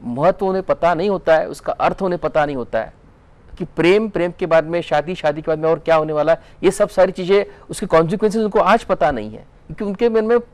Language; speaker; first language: Hindi; non-native, local second language; Marathi